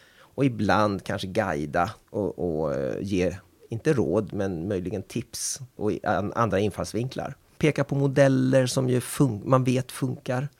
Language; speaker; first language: Swedish; native; Swedish